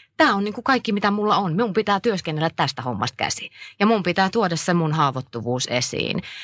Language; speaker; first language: Finnish; native; Finnish